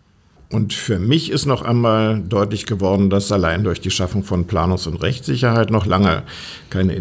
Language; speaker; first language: German; native; German